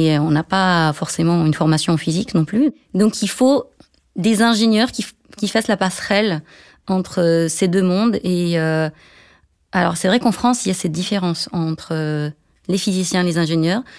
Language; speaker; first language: French; non-native, local second language; Arabic